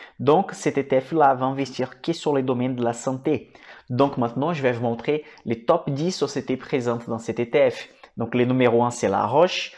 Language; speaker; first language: French; non-native, fluent; Portuguese